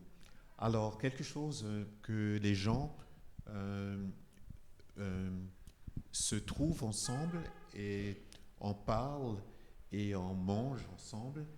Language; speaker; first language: French; non-native, fluent; Igbo